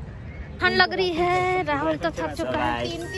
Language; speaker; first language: Hindi; native; Hindi